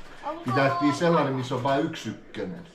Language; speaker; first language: Finnish; native; Finnish